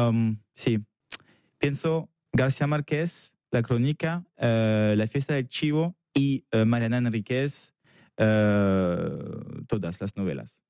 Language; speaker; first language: Spanish; non-native, learner; French